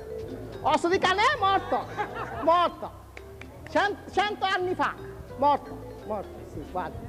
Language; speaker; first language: Italian; non-native, learner; Bangla